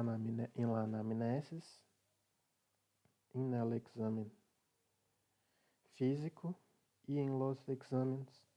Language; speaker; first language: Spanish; non-native, learner; Portuguese